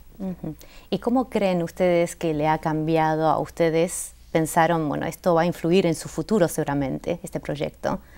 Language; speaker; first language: Spanish; non-native, fluent; Chinese